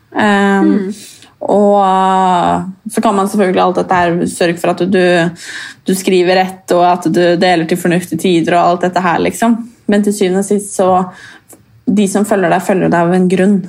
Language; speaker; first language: Norwegian; native; Norwegian